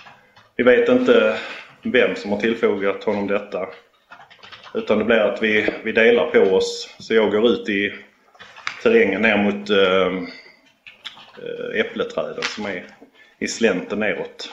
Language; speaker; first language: Swedish; native; Swedish